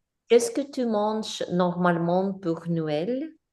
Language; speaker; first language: French; non-native, learner; English